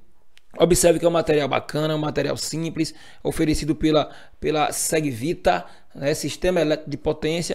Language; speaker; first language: Portuguese; native; Portuguese